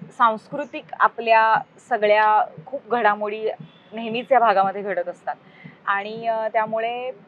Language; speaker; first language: Marathi; native; Marathi